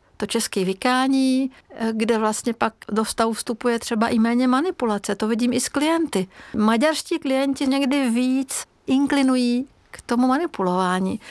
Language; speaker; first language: Czech; non-native, fluent; Hungarian